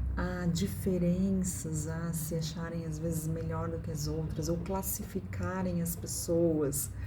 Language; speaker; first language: Portuguese; native; Portuguese